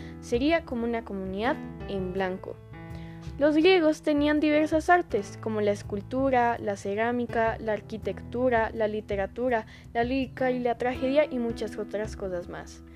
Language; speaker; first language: Spanish; native; Spanish